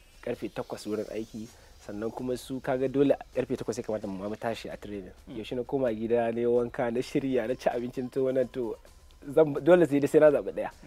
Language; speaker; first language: Hausa; native; Hausa